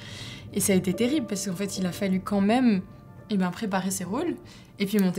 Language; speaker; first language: French; native; French